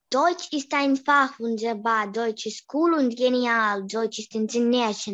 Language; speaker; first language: German; non-native, learner; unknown